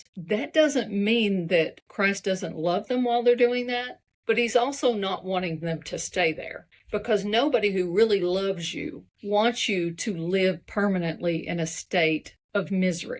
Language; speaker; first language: English; native; English